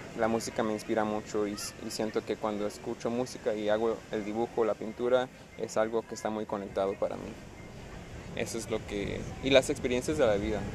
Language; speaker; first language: Spanish; early bilingual, heritage; Spanish